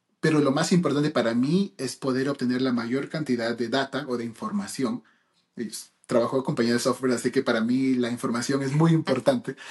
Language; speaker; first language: Spanish; early bilingual, heritage; Spanish